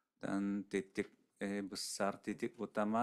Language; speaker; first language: Indonesian; non-native, fluent; Japanese